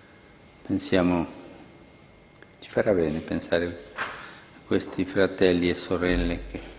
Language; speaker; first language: Italian; non-native, fluent; Spanish